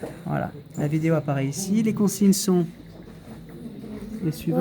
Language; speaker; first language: French; native; French